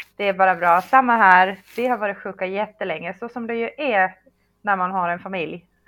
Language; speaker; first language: Swedish; native; Swedish